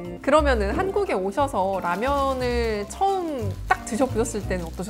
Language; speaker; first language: Korean; native; Korean